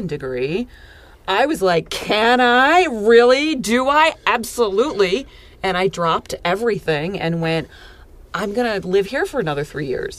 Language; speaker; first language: English; native; English